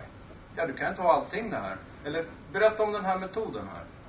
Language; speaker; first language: Swedish; native; Swedish